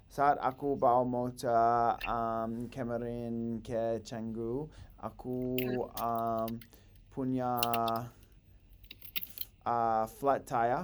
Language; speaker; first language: Indonesian; non-native, learner; English